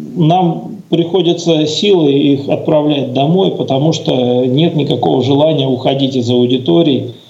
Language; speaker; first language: Russian; native; Russian